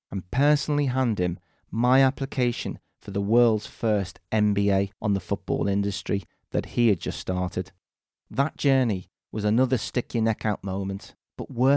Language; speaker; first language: English; native; English